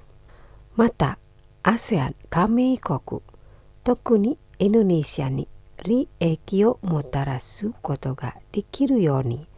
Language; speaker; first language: Japanese; non-native, fluent; Indonesian